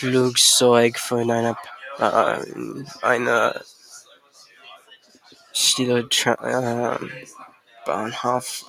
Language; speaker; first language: German; non-native, learner; English